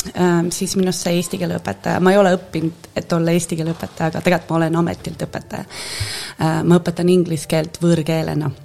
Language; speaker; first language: Estonian; native; Estonian